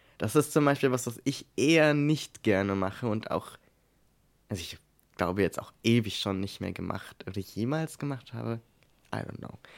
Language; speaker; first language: German; native; German